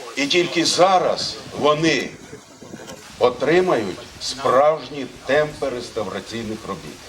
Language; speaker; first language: Ukrainian; native; Ukrainian